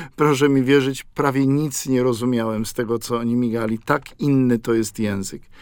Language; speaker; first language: Polish; native; Polish